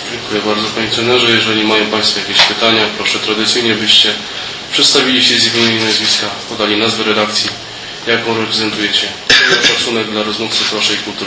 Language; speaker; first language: Polish; native; Polish